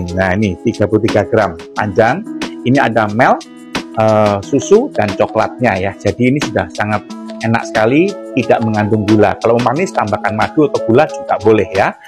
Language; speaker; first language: Indonesian; native; Indonesian